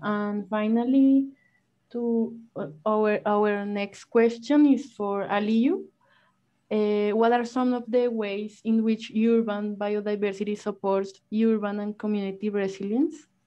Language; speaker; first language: English; non-native, fluent; Spanish